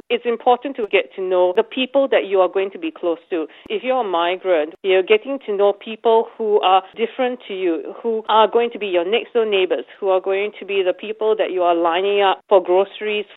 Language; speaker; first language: English; native; English